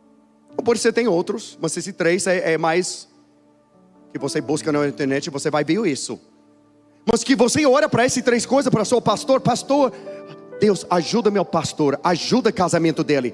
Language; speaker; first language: Portuguese; non-native, learner; English